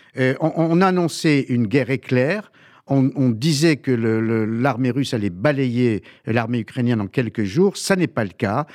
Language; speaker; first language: French; native; French